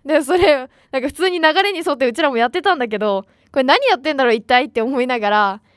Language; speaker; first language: Japanese; native; Japanese